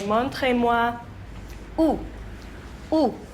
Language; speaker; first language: French; non-native, fluent; English